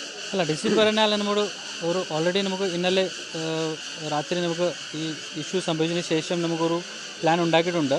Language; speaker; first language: Malayalam; non-native, fluent; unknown